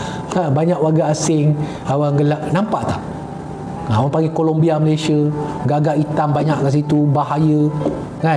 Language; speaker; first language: Malay; native; Malay